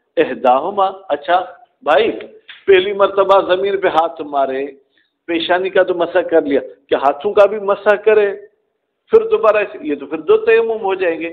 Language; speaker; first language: Urdu; non-native, local second language; Sindhi